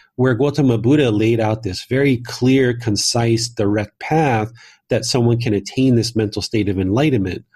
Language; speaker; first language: English; native; English